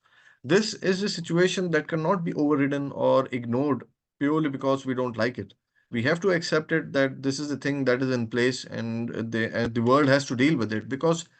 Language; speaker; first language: English; non-native, local second language; Urdu